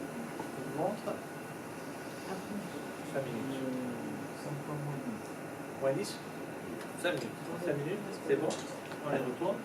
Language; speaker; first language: French; native; French